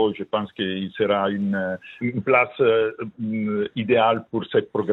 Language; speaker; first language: French; non-native, fluent; Italian